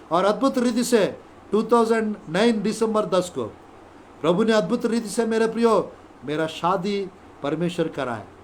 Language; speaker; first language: Hindi; non-native, local second language; Telugu